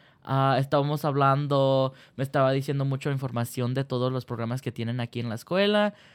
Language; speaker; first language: Spanish; early bilingual, heritage; Spanish